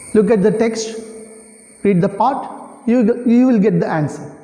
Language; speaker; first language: English; non-native, local second language; Malayalam